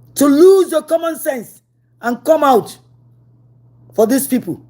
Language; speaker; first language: English; non-native, local second language; Yoruba